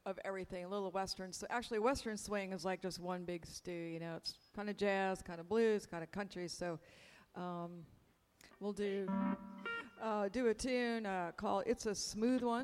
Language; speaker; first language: English; native; English